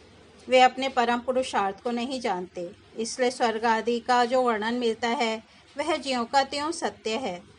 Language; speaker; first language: Hindi; native; Hindi